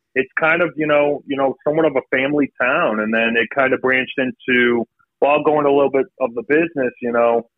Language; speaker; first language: English; native; English